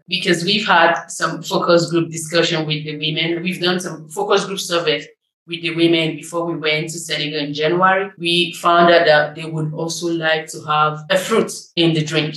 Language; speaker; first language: English; non-native, local second language; Igbo